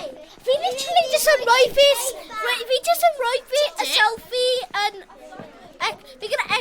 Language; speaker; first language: Welsh; non-native, local second language; English